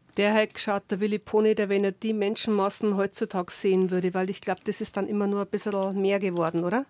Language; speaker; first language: German; native; German